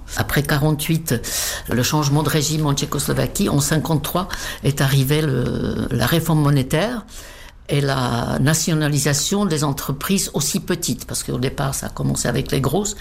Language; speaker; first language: French; non-native, fluent; Czech